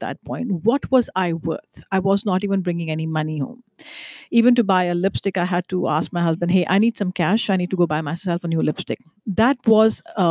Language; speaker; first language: English; non-native, local second language; Hindi